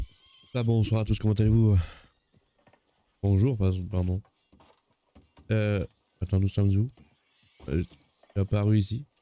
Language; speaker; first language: French; native; French